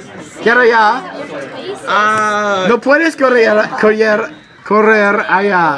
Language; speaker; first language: Spanish; non-native, learner; English